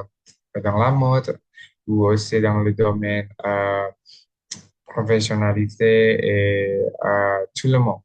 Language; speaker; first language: French; non-native, learner; Indonesian